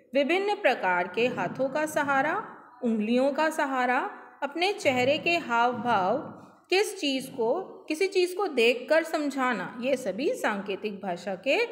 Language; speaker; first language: Hindi; native; Hindi